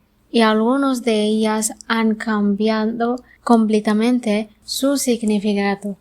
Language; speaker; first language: Spanish; non-native, learner; Arabic